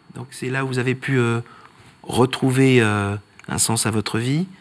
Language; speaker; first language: French; non-native, fluent; Polish